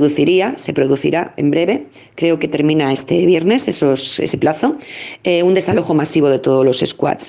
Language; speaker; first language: Spanish; native; Spanish